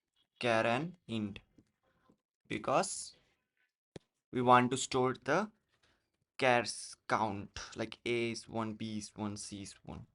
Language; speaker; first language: English; non-native, local second language; Hindi